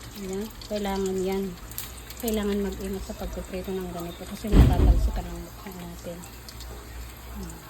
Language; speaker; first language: Filipino; non-native, local second language; Iloko